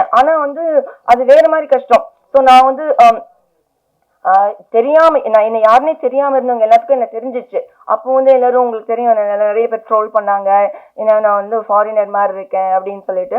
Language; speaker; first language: Tamil; early bilingual, heritage; Tamil